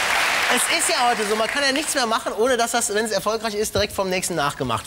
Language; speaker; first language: German; native; German